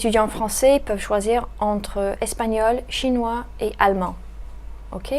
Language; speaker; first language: French; native; French